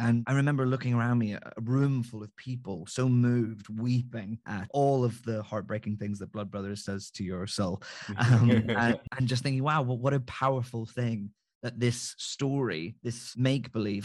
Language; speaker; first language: English; native; English